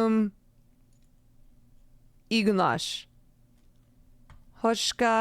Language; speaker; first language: Turkish; non-native, learner; English